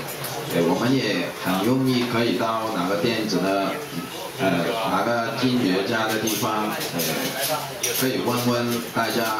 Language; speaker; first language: Chinese; non-native, local second language; Cantonese